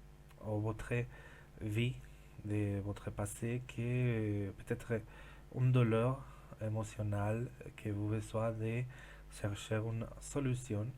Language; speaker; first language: French; non-native, learner; Spanish